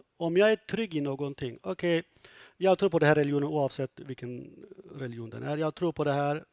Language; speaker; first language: Swedish; non-native, fluent; Kurdish